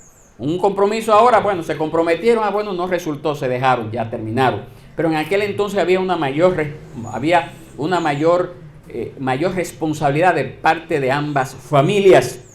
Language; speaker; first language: Spanish; native; Spanish